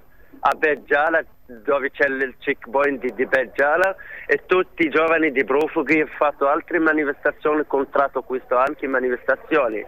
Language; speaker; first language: Italian; non-native, learner; Arabic